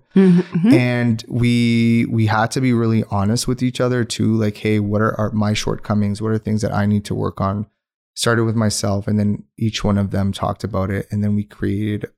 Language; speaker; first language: English; non-native, local second language; Urdu